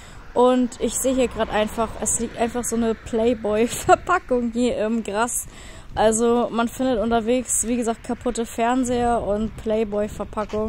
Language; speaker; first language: German; native; German